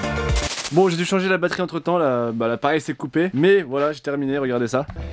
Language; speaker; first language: French; native; French